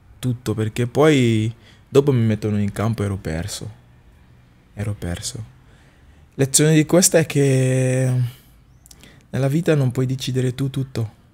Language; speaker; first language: Italian; non-native, fluent; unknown